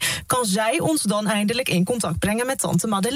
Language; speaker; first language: Dutch; native; Dutch